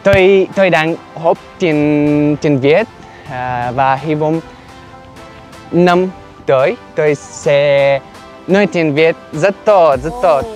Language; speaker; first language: Vietnamese; non-native, learner; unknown